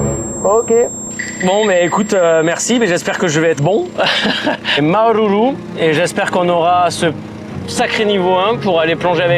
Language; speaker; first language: French; native; French